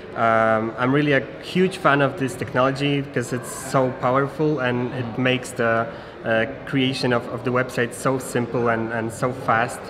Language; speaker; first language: English; non-native, fluent; Polish